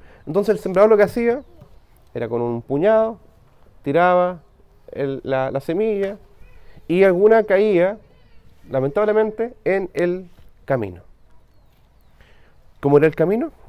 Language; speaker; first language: Spanish; native; Spanish